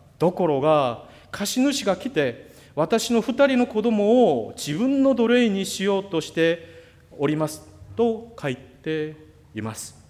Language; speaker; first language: Japanese; non-native, fluent; Korean